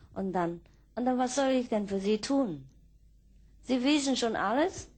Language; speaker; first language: German; non-native, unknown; Vietnamese